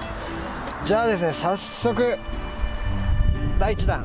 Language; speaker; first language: Japanese; native; Japanese